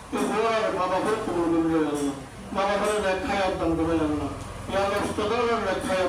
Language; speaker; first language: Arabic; non-native, learner; Bangla